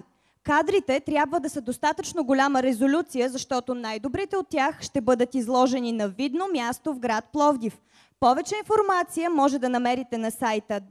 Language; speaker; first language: Bulgarian; native; Bulgarian